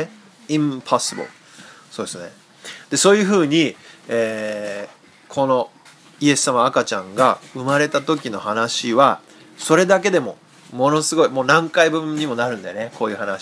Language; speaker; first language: Japanese; native; Japanese